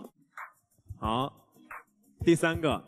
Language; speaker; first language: Chinese; native; Chinese